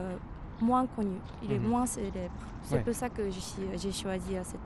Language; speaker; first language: French; non-native, fluent; Japanese